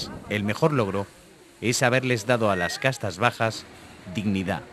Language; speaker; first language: Spanish; native; Spanish